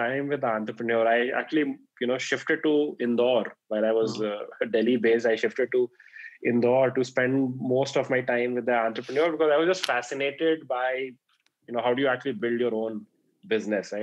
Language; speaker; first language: English; non-native, local second language; Hindi